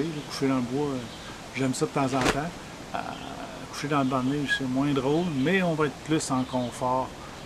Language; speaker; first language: French; native; French